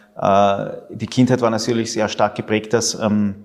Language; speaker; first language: German; early bilingual, other home language; Spanish